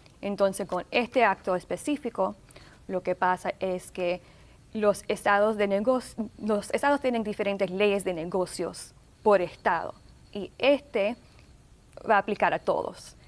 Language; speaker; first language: Spanish; early bilingual, heritage; Spanish